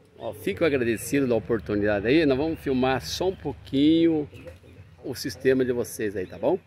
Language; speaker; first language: Portuguese; native; Portuguese